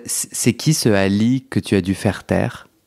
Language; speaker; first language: French; native; French